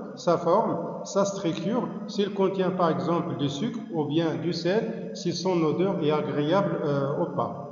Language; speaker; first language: French; non-native, local second language; Arabic